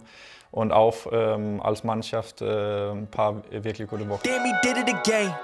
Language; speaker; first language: German; non-native, learner; Danish